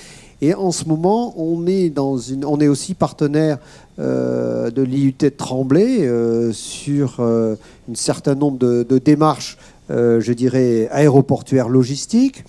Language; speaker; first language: French; native; French